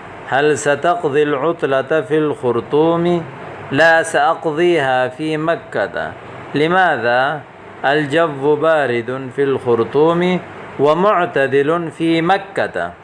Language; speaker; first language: Arabic; non-native, fluent; Urdu